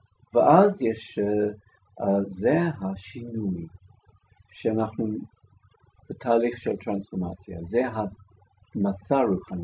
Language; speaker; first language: Hebrew; non-native, fluent; English